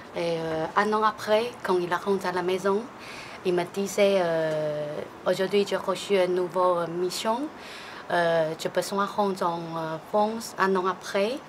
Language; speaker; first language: French; non-native, learner; Chinese